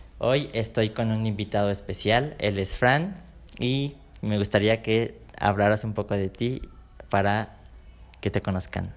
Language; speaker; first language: Spanish; native; Spanish